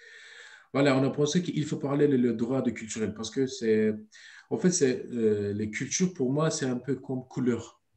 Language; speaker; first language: French; non-native, learner; Turkish